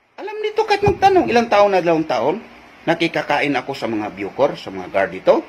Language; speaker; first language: Filipino; non-native, fluent; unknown